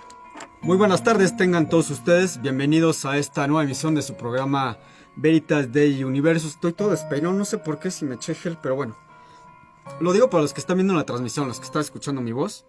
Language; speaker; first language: Spanish; native; Spanish